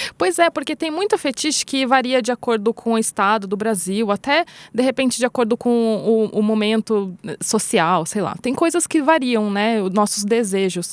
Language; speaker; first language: Portuguese; native; Portuguese